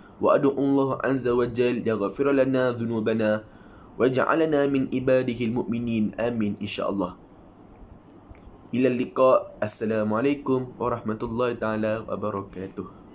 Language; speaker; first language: Arabic; non-native, learner; Malay